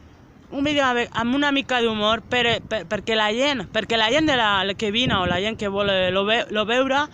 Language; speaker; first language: Catalan; non-native, local second language; Spanish